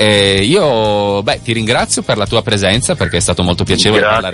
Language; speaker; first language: Italian; native; Italian